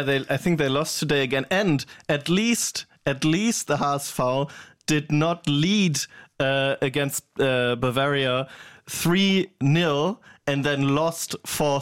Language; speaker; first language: English; non-native, fluent; German